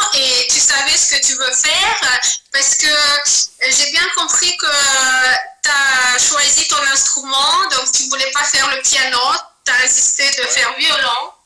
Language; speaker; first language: French; non-native, fluent; Azerbaijani